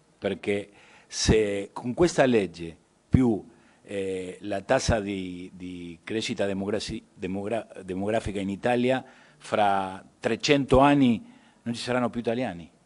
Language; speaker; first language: Italian; early bilingual, heritage; Spanish